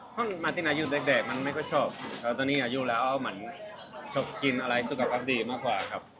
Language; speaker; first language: Thai; non-native, learner; Spanish